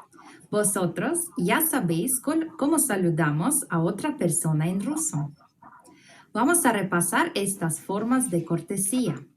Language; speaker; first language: Spanish; non-native, fluent; Russian